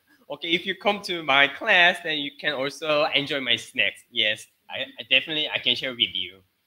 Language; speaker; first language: English; non-native, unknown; Korean